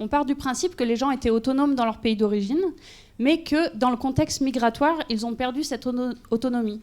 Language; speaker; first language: French; native; French